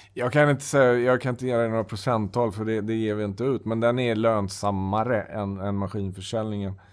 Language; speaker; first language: Swedish; native; Swedish